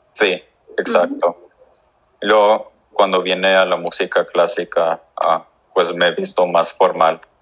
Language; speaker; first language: Spanish; early bilingual, heritage; English